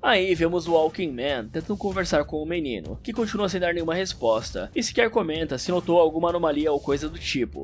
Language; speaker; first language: Portuguese; native; Portuguese